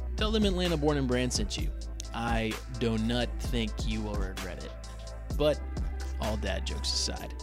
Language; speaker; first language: English; native; English